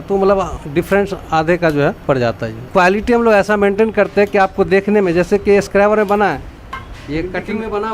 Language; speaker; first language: Hindi; native; Hindi